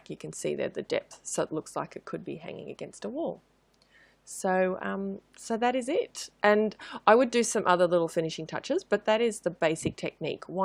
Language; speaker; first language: English; native; English